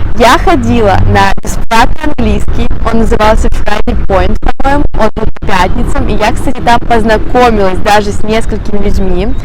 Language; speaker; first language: Russian; native; Russian